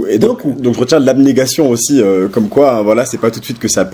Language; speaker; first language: French; native; French